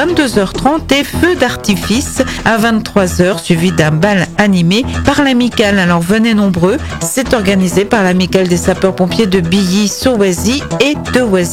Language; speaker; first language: French; native; French